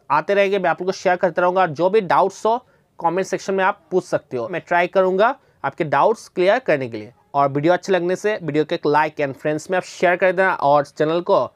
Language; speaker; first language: Hindi; non-native, local second language; Bangla